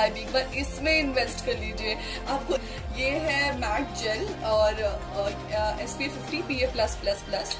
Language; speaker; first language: Hindi; native; Hindi